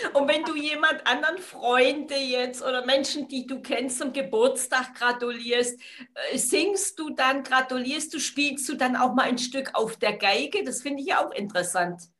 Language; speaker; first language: German; native; German